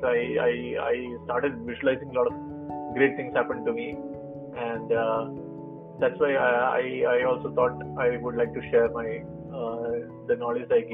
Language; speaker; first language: English; non-native, local second language; Malayalam